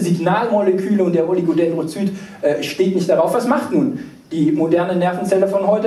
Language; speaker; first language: German; native; German